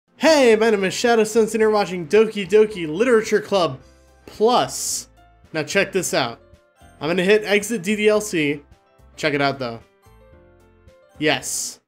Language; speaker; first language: English; native; English